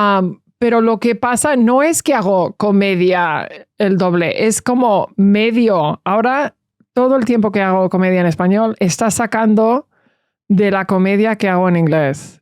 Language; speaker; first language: Spanish; early bilingual, heritage; English